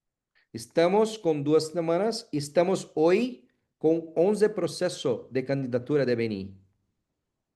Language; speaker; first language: Spanish; non-native, learner; Portuguese